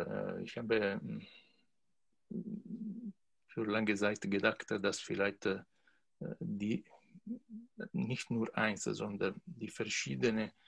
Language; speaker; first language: German; non-native, learner; Italian